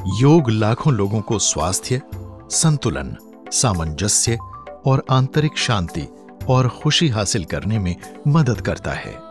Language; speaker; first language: Hindi; native; Hindi